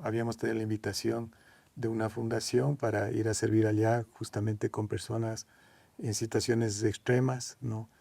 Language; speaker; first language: Spanish; native; Spanish